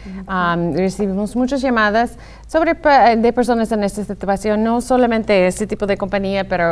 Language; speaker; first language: Spanish; non-native, fluent; English